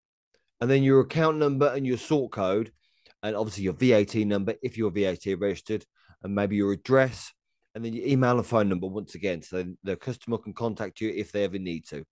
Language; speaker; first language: English; native; English